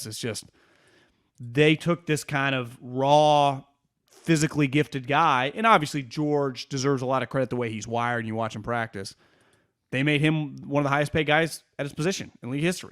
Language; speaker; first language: English; native; English